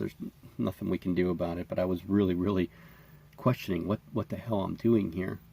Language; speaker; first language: English; native; English